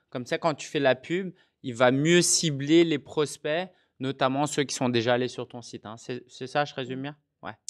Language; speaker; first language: French; native; French